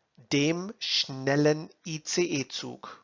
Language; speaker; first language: German; non-native, fluent; English